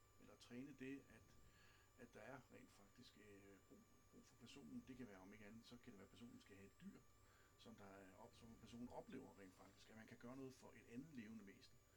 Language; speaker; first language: Danish; native; Danish